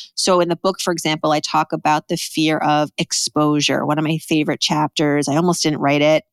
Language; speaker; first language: English; early bilingual, other home language; Persian